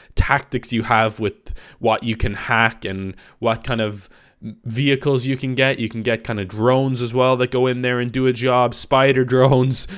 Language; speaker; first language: English; native; English